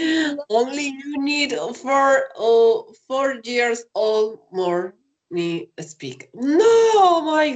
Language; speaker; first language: English; non-native, learner; Spanish